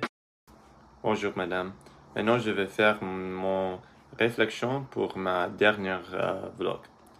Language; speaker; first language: French; early bilingual, other home language; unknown